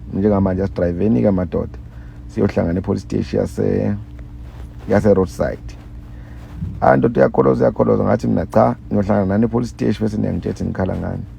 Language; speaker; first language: Zulu; native; Zulu